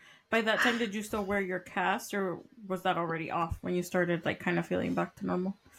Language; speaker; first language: English; early bilingual, other home language; Spanish